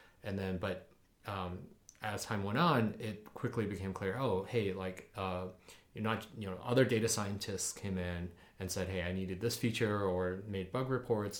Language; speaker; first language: English; early bilingual, other home language; Chinese